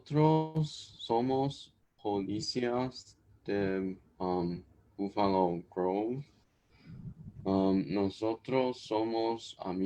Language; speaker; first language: Spanish; non-native, learner; English